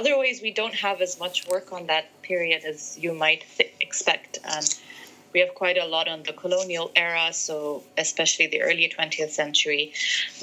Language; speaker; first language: English; non-native, local second language; Arabic